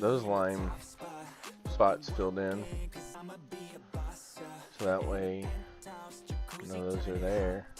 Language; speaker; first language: English; native; English